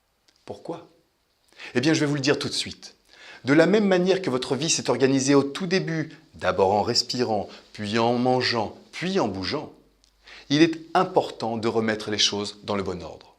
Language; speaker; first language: French; native; French